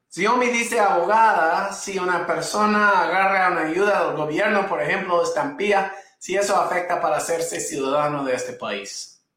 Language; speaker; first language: Spanish; non-native, fluent; English